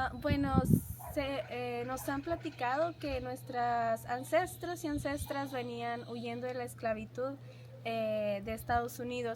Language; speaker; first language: Spanish; native; Spanish